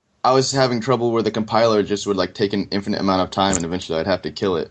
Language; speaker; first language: English; native; English